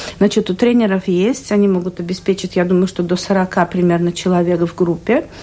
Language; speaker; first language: Russian; native; Russian